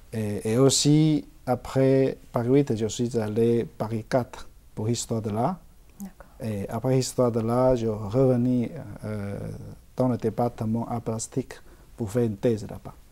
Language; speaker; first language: French; non-native, fluent; Chinese